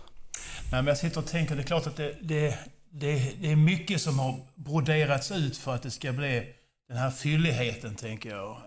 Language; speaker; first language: Swedish; non-native, fluent; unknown